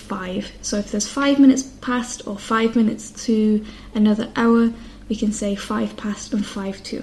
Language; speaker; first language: English; native; English